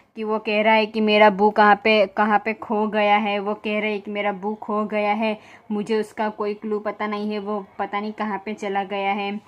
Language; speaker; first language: Hindi; non-native, local second language; Gujarati